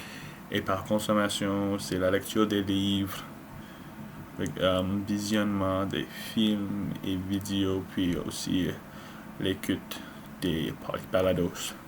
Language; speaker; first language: French; non-native, learner; English